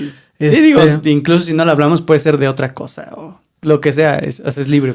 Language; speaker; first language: Spanish; native; Spanish